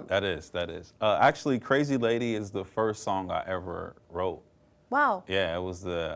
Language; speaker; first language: English; native; English